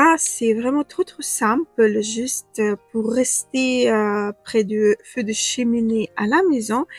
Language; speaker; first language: French; non-native, fluent; Ukrainian